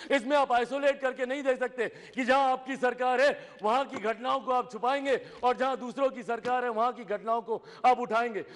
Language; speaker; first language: Hindi; native; Hindi